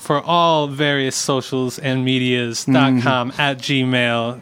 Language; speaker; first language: English; native; English